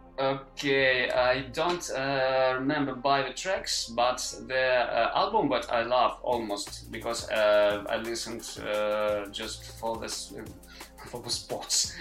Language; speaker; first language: English; non-native, learner; Ukrainian